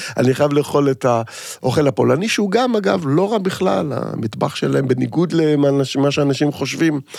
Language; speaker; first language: Hebrew; native; Hebrew